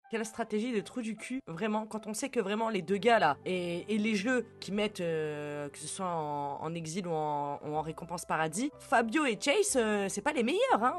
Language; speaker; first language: French; native; French